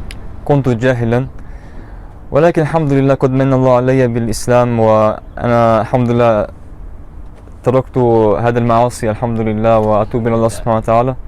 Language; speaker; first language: Arabic; non-native, learner; German